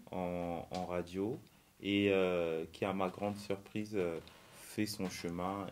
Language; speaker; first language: French; early bilingual, other home language; Lingala